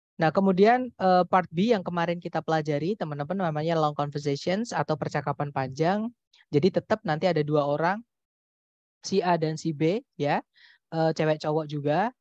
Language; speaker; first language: Indonesian; native; Indonesian